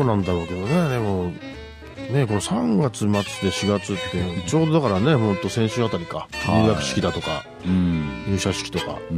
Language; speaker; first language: Japanese; native; Japanese